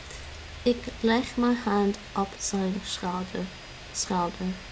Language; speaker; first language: Dutch; non-native, learner; English